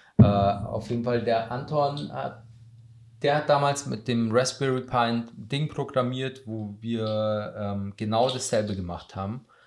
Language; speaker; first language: German; native; German